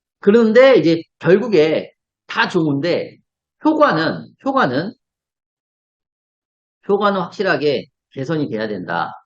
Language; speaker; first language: Korean; native; Korean